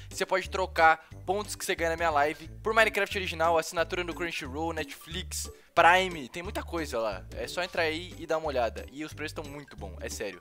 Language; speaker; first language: Portuguese; native; Portuguese